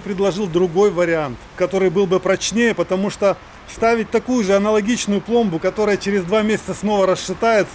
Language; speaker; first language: Russian; native; Russian